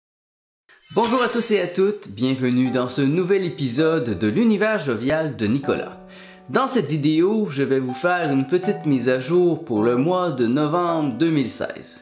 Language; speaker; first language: French; native; French